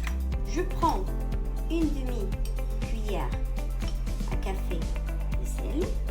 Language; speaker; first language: French; non-native, local second language; Arabic